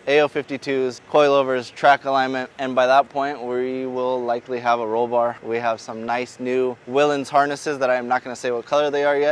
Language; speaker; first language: English; native; English